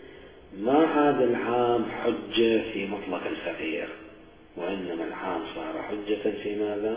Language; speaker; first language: Arabic; native; Arabic